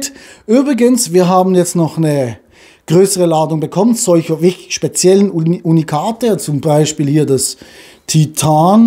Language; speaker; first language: German; native; German